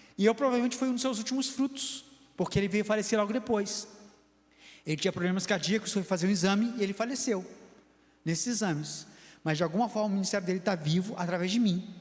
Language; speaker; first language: Portuguese; native; Portuguese